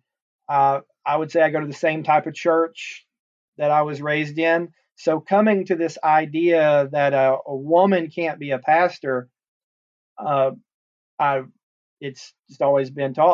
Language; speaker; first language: English; native; English